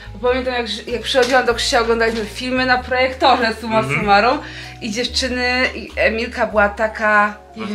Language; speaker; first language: Polish; native; Polish